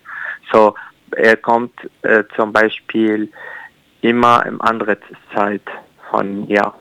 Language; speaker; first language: German; non-native, learner; Arabic